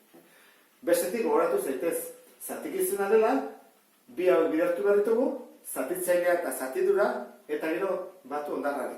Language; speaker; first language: Basque; native; Basque